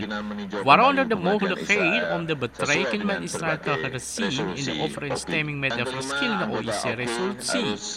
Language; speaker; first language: Dutch; non-native, fluent; Indonesian